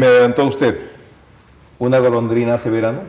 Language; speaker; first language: Spanish; native; Spanish